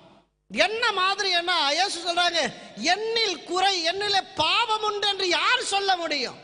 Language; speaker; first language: Tamil; native; Tamil